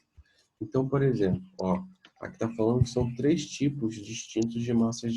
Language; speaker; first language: Portuguese; native; Portuguese